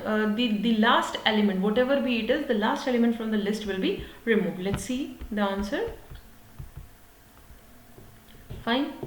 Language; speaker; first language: English; non-native, local second language; Hindi